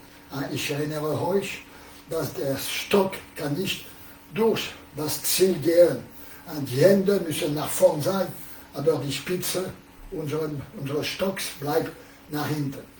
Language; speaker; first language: German; non-native, learner; French